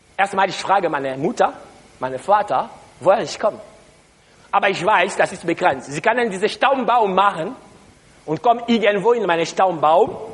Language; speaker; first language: German; non-native, learner; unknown